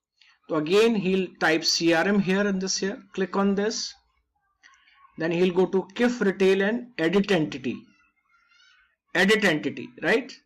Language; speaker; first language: English; non-native, local second language; Hindi